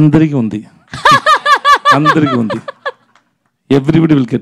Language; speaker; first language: Telugu; non-native, fluent; Tamil